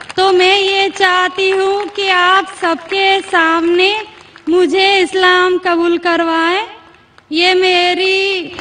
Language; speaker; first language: Hindi; non-native, local second language; Marathi